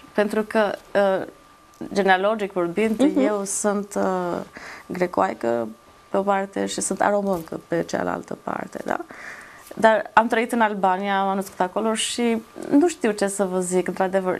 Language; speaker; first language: Romanian; non-native, fluent; Albanian